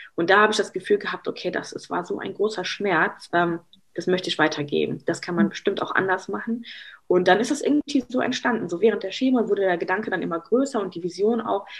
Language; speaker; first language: German; early bilingual, other home language; Arabic